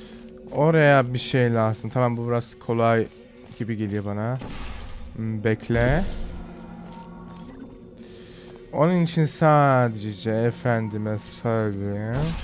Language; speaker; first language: Turkish; early bilingual, heritage; Turkish